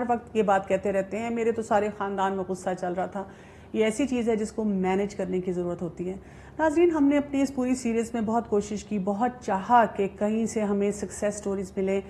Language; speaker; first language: Hindi; native; Hindi